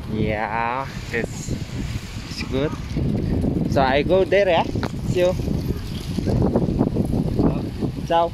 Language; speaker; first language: English; non-native, learner; Indonesian